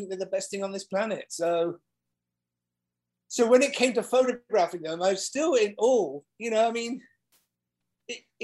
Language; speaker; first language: English; native; English